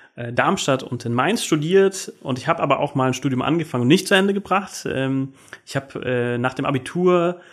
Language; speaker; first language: German; native; German